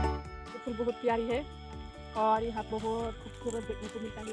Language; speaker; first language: Hindi; non-native, local second language; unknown